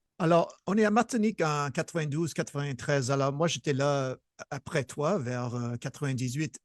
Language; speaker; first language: French; non-native, local second language; English